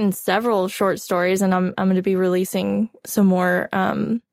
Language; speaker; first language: English; native; English